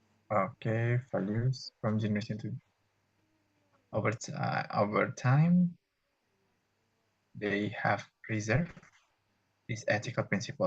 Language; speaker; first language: English; non-native, fluent; Indonesian